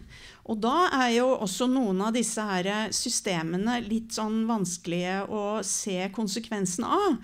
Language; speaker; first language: Norwegian; native; Norwegian